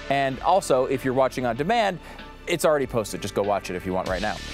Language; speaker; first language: English; native; English